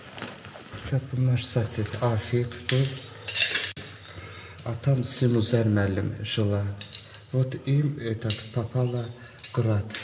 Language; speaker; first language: Russian; non-native, local second language; Azerbaijani